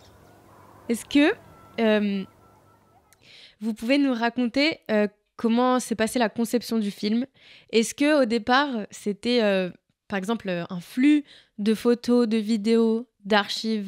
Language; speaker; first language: French; native; French